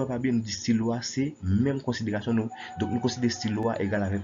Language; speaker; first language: French; non-native, local second language; Haitian Creole